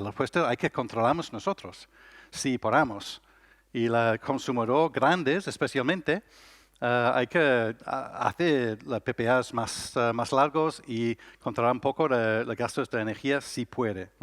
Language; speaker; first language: Spanish; non-native, learner; English